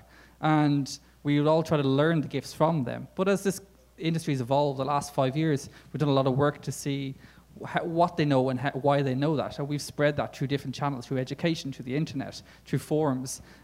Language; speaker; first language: English; native; English